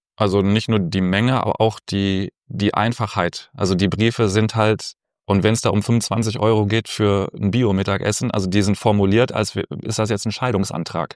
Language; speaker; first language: German; native; German